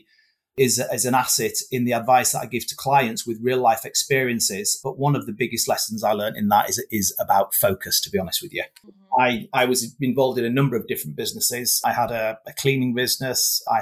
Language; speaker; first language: English; native; English